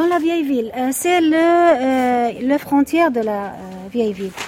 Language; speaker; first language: French; non-native, learner; Arabic